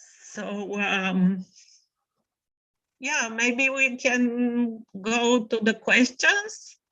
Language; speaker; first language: English; non-native, fluent; Bulgarian